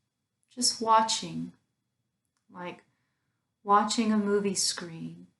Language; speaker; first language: English; native; English